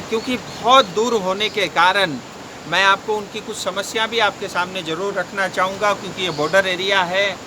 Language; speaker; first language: Hindi; non-native, local second language; Nepali